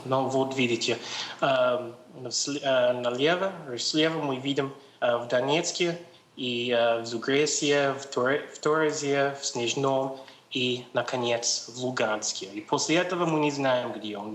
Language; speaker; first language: Russian; non-native, learner; English